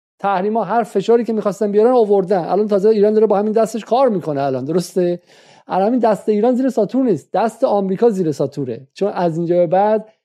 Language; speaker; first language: Persian; native; Persian